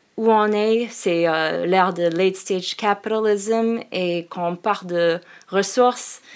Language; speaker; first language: French; non-native, learner; English